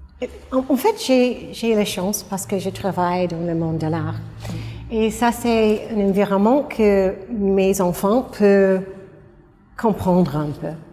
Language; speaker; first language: French; non-native, fluent; English